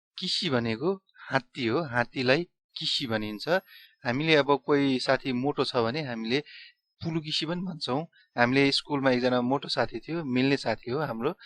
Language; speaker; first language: Nepali; non-native, local second language; Newari